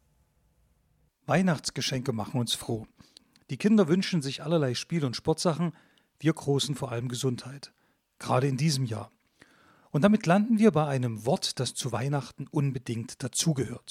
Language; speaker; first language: German; native; German